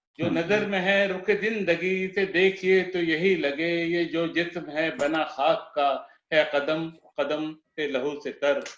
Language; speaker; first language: Urdu; non-native, local second language; Gujarati